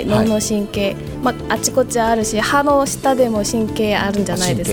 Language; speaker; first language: Japanese; non-native, fluent; Korean